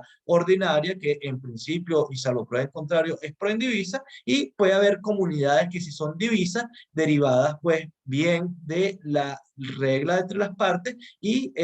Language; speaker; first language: Spanish; native; Spanish